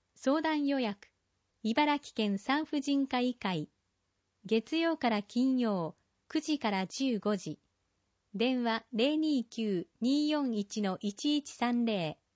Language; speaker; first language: Japanese; native; Japanese